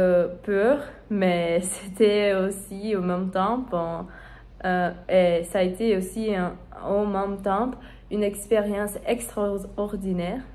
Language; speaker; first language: French; non-native, learner; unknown